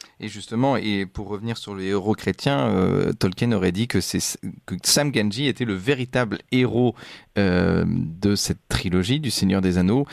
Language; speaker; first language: French; native; French